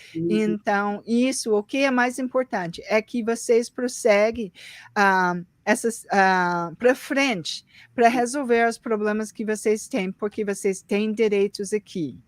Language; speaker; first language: Portuguese; early bilingual, heritage; English